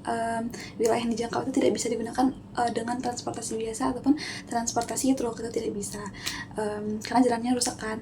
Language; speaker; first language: Indonesian; native; Indonesian